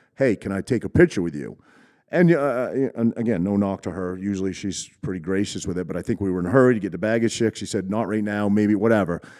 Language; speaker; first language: English; native; English